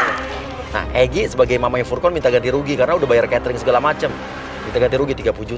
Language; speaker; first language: Indonesian; native; Indonesian